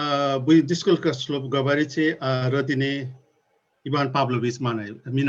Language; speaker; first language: Russian; non-native, learner; Nepali